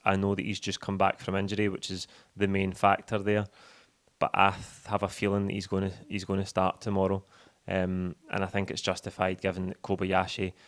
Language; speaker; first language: English; native; English